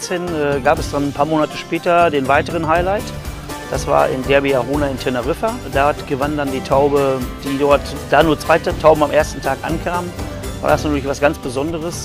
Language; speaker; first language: German; native; German